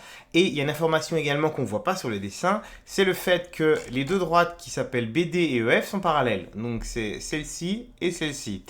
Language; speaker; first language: French; native; French